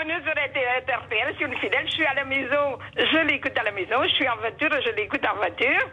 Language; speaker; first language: French; non-native, fluent; Portuguese